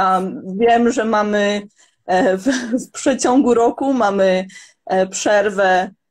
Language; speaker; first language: Polish; non-native, fluent; Croatian